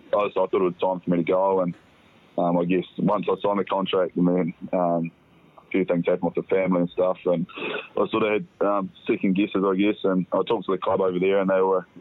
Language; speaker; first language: English; native; English